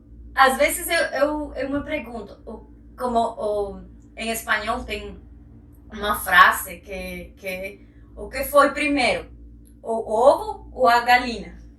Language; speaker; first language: Portuguese; non-native, fluent; Spanish